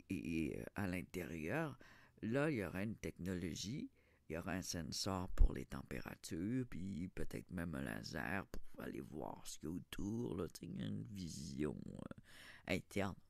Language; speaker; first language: French; native; French